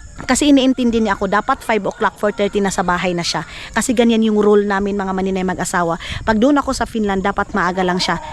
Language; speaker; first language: Filipino; non-native, local second language; Cebuano